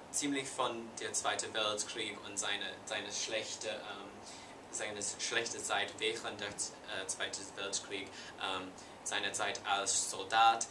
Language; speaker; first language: German; non-native, learner; English